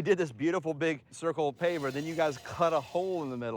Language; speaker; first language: English; native; English